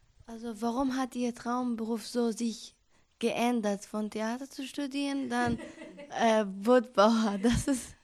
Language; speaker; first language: German; non-native, learner; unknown